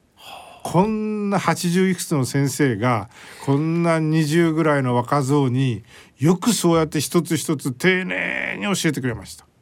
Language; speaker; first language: Japanese; native; Japanese